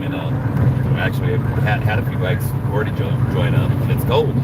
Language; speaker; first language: English; native; English